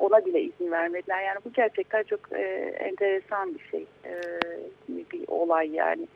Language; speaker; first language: Turkish; native; Turkish